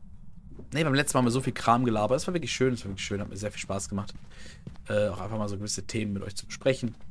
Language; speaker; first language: German; native; German